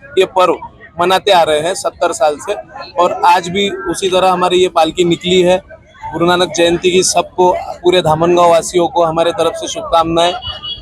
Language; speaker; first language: Hindi; non-native, local second language; Sindhi